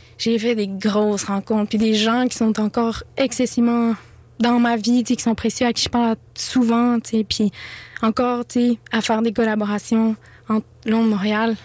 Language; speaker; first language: French; native; French